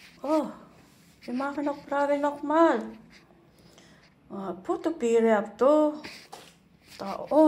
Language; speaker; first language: German; non-native, learner; Filipino